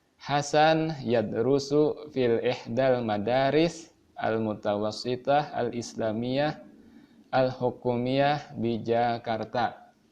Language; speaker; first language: Arabic; non-native, fluent; Indonesian